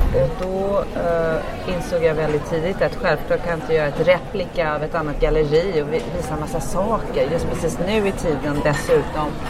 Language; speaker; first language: Swedish; early bilingual, heritage; Swedish